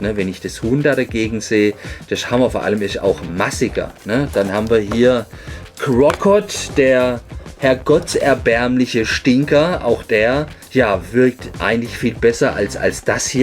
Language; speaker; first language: German; native; German